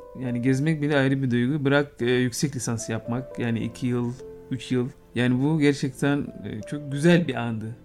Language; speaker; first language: Turkish; non-native, fluent; Arabic